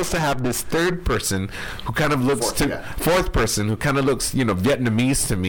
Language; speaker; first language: English; early bilingual, other home language; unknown